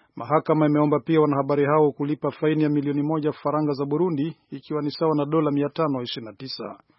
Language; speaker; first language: Swahili; non-native, local second language; Rundi